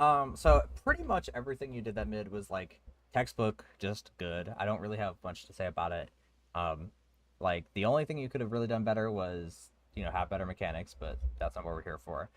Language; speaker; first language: English; native; English